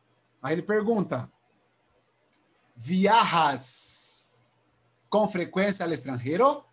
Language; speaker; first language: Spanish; non-native, learner; Portuguese